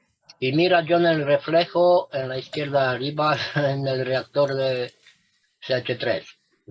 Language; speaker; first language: Spanish; non-native, fluent; Romanian